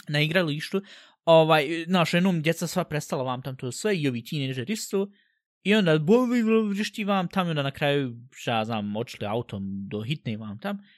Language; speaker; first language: Bosnian; early bilingual, heritage; Bosnian